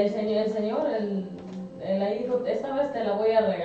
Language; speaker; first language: Spanish; native; Spanish